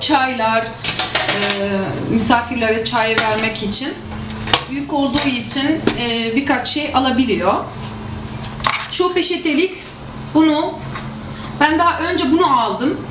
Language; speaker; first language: Turkish; non-native, fluent; Arabic